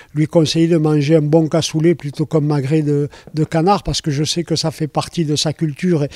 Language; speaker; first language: French; native; French